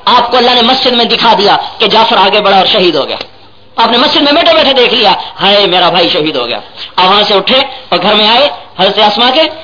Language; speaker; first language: Urdu; non-native, local second language; Punjabi